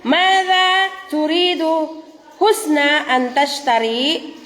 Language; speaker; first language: Arabic; non-native, fluent; Indonesian